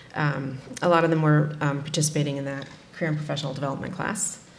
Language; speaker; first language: English; native; English